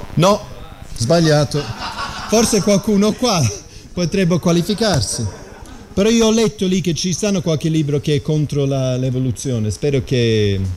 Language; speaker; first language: Italian; non-native, fluent; English